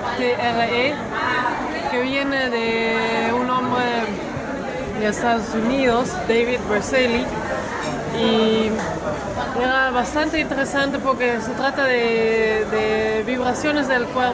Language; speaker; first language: Spanish; non-native, fluent; Dutch